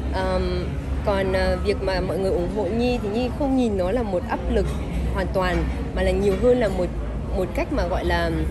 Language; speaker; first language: Vietnamese; early bilingual, heritage; Vietnamese